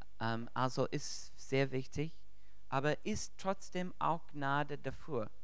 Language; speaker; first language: German; non-native, learner; English